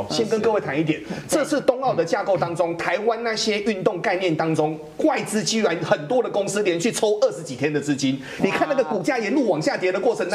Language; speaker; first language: Chinese; native; Chinese